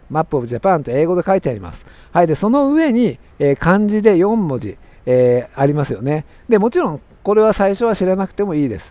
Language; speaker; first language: Japanese; native; Japanese